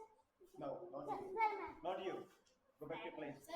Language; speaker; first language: English; non-native, local second language; Hindi